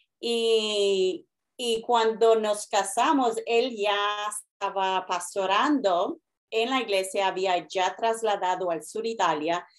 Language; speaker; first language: Spanish; early bilingual, heritage; Spanish